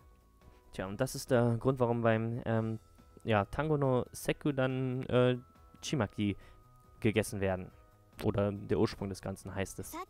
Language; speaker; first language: German; native; German